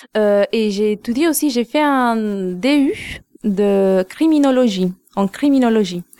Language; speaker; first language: French; non-native, fluent; Spanish